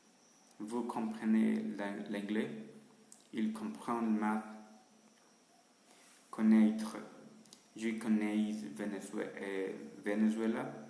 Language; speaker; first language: French; non-native, learner; Spanish